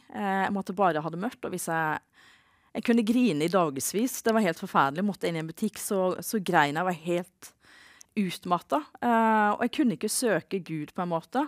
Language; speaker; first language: Norwegian; native; Norwegian